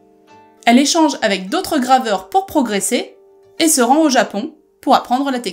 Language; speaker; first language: French; native; French